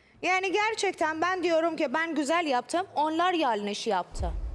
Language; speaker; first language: Turkish; non-native, learner; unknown